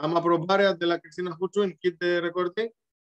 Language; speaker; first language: Romanian; non-native, learner; Greek